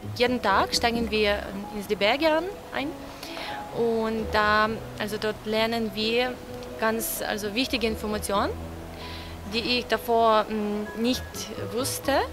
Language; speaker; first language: German; non-native, learner; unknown